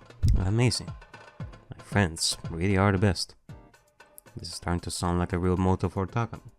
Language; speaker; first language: English; native; English